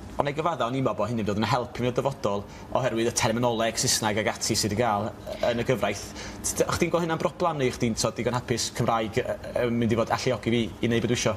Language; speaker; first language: Welsh; native; Welsh